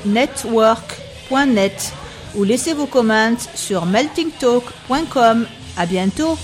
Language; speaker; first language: French; native; French